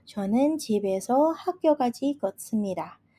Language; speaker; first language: Korean; non-native, fluent; Indonesian